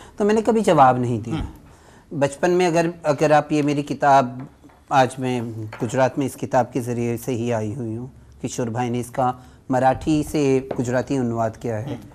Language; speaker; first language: Hindi; native; Hindi